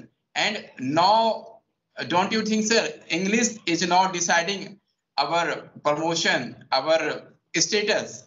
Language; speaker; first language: English; non-native, local second language; Hindi